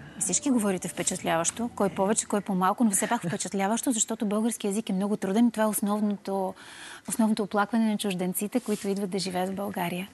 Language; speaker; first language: Bulgarian; native; Bulgarian